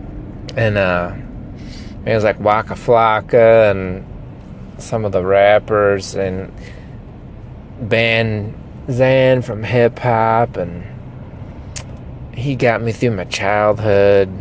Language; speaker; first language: English; native; English